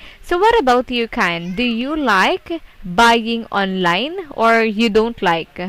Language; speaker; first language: English; non-native, local second language; Filipino